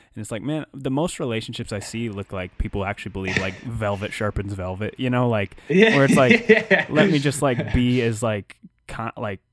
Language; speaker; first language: English; native; English